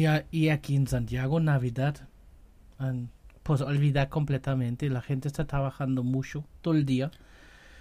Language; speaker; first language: Spanish; non-native, fluent; German